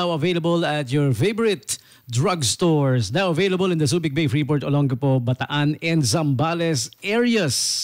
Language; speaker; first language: English; non-native, local second language; Filipino